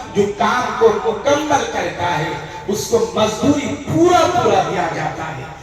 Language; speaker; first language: Urdu; native; Urdu